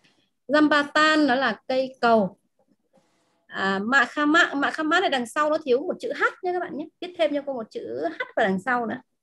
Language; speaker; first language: Vietnamese; native; Vietnamese